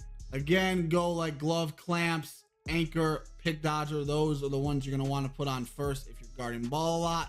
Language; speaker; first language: English; native; English